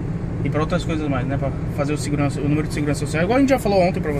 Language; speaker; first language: Portuguese; native; Portuguese